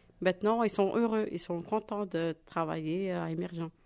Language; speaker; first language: French; non-native, learner; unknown